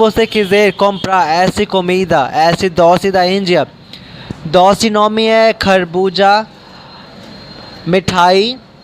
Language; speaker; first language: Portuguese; non-native, learner; Hindi